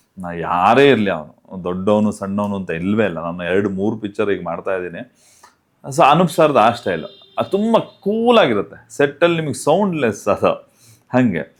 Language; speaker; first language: Kannada; non-native, local second language; Tulu